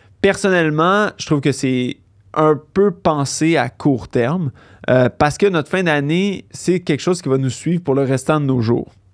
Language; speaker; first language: French; native; French